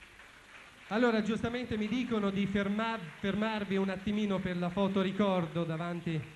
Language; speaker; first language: Italian; native; Italian